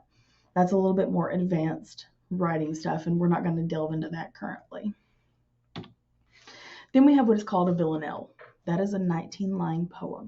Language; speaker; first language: English; native; English